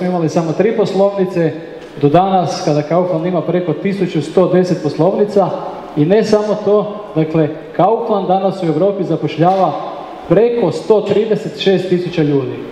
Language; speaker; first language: Croatian; native; Croatian